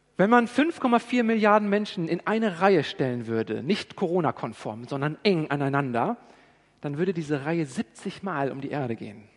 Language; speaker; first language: German; native; German